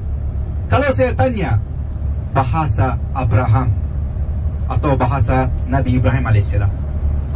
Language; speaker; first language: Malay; non-native, fluent; Turkish